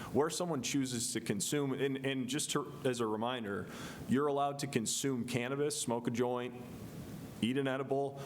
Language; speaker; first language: English; native; English